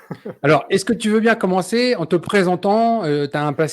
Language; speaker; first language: French; native; French